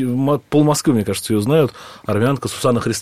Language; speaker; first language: Russian; native; Russian